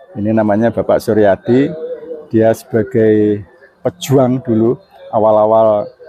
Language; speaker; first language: Indonesian; non-native, local second language; Javanese